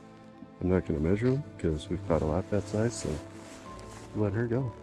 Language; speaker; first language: English; native; English